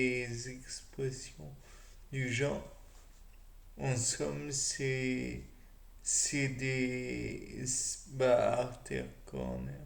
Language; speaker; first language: French; native; French